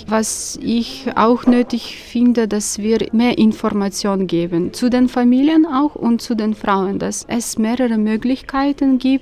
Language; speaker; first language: German; non-native, fluent; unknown